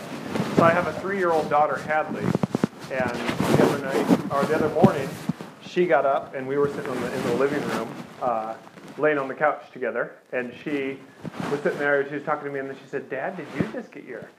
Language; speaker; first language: English; native; English